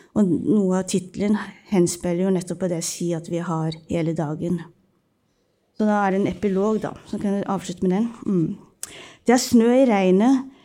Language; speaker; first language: Norwegian; early bilingual, other home language; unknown